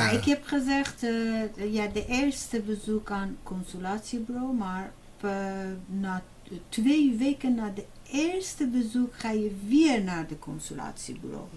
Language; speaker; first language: Dutch; non-native, fluent; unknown